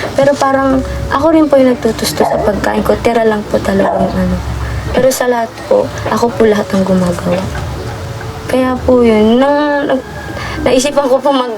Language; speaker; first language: Filipino; native; Filipino